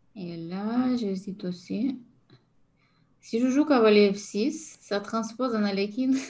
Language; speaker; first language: French; non-native, fluent; Lithuanian